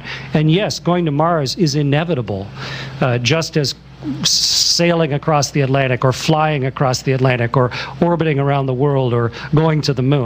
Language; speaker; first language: English; native; English